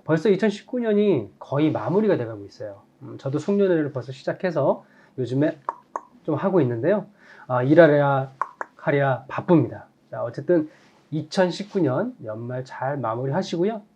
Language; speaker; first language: Korean; native; Korean